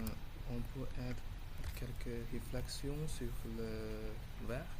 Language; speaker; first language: French; non-native, learner; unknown